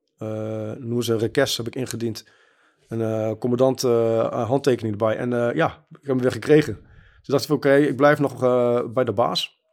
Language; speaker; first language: Dutch; early bilingual, other home language; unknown